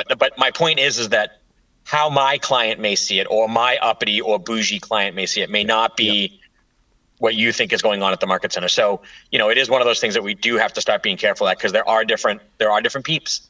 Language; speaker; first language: English; native; English